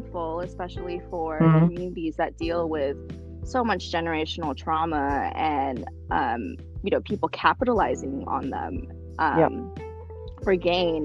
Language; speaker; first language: English; early bilingual, other home language; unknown